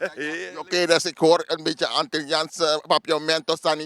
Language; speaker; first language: Dutch; native; Dutch